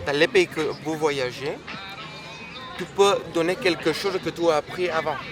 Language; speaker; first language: French; non-native, fluent; Spanish